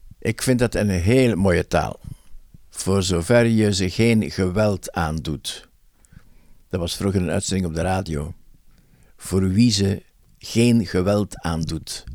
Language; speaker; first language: Dutch; native; Dutch